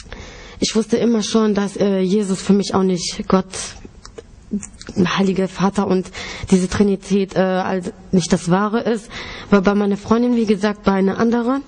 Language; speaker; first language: German; early bilingual, other home language; Greek